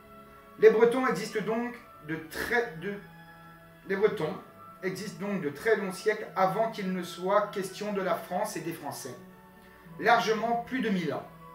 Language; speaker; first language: French; native; French